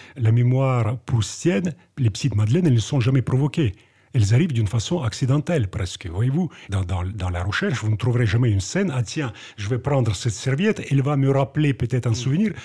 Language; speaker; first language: French; non-native, fluent; Russian